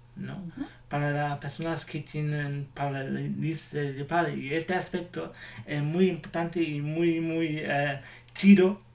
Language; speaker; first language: Spanish; non-native, learner; German